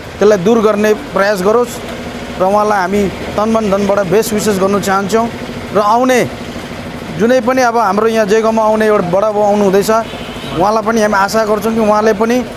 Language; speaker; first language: Nepali; native; Nepali